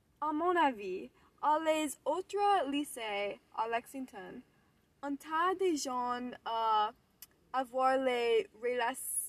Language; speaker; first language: French; non-native, learner; English